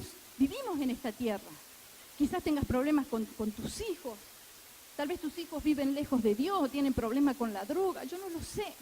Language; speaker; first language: Spanish; native; Spanish